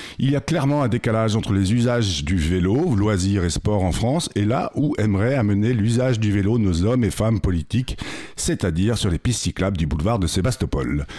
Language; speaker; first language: French; native; French